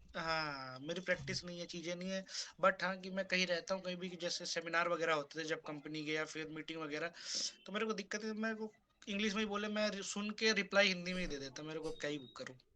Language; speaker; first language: Hindi; native; Hindi